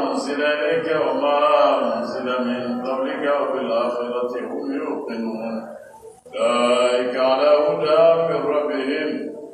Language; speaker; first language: Arabic; non-native, local second language; Ngazidja Comorian